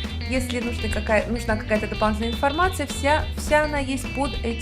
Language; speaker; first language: Russian; native; Russian